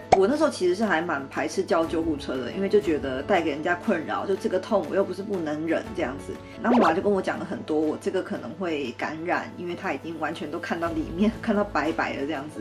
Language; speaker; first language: Chinese; native; Chinese